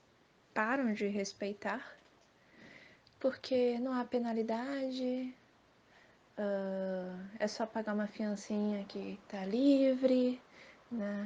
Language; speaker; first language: Portuguese; native; Portuguese